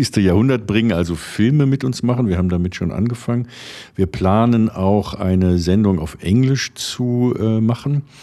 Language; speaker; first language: German; native; German